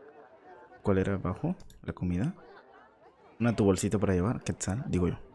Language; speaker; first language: Spanish; native; Spanish